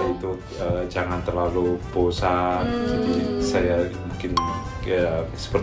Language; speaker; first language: Indonesian; non-native, fluent; Korean